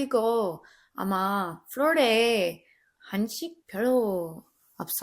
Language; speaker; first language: Korean; non-native, learner; English